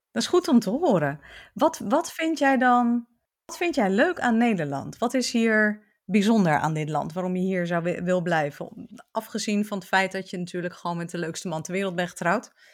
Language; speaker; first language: Dutch; native; Dutch